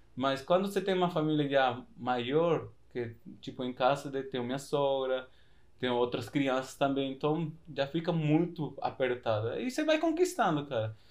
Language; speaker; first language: Portuguese; non-native, fluent; Spanish